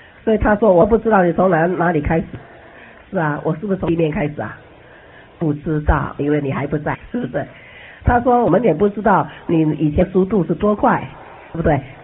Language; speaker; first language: Chinese; native; Chinese